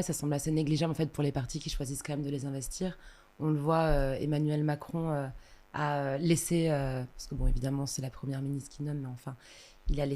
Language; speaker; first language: French; native; French